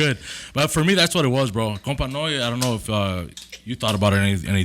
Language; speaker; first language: English; early bilingual, other home language; Spanish